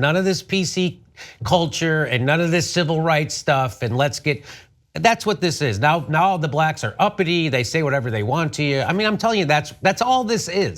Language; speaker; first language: English; native; English